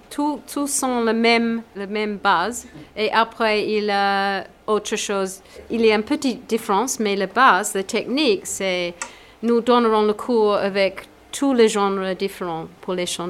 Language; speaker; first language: French; non-native, learner; English